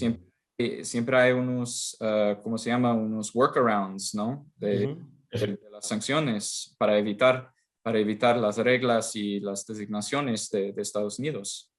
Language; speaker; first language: Spanish; non-native, fluent; English